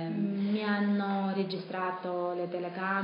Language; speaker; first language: Italian; non-native, fluent; Russian